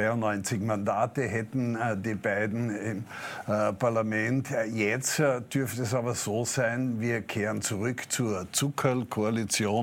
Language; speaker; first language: German; native; German